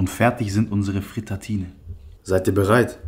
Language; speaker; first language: German; native; German